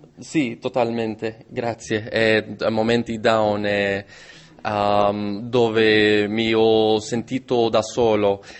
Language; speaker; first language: Italian; non-native, learner; English